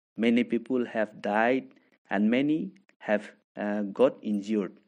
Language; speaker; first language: English; non-native, local second language; Assamese